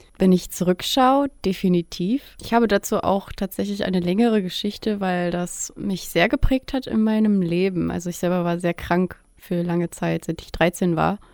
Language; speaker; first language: German; early bilingual, other home language; Russian